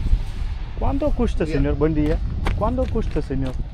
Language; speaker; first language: Portuguese; non-native, learner; Malayalam